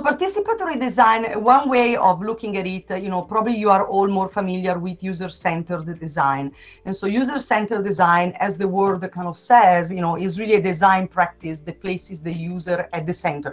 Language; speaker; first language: English; non-native, fluent; Italian